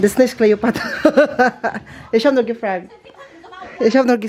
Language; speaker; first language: German; non-native, learner; Filipino